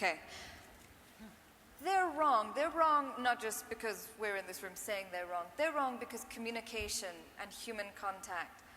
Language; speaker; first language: English; non-native, local second language; Urdu